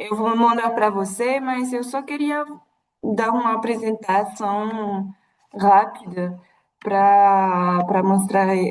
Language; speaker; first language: Portuguese; non-native, fluent; French